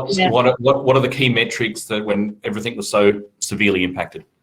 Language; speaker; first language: English; native; English